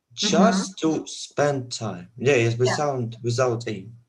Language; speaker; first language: English; non-native, learner; Russian